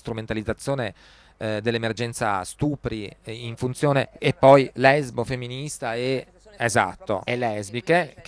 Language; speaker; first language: Italian; native; Italian